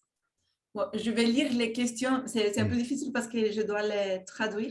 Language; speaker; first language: French; non-native, fluent; Spanish